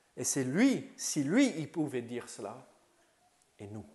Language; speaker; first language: French; native; French